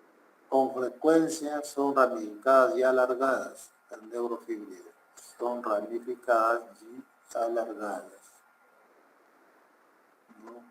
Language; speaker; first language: Spanish; native; Spanish